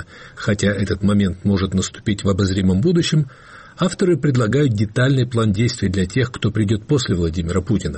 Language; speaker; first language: Russian; native; Russian